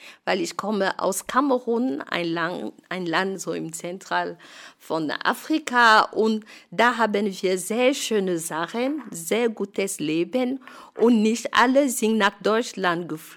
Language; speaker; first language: German; non-native, fluent; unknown